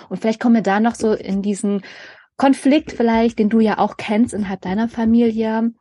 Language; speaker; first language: German; early bilingual, other home language; Vietnamese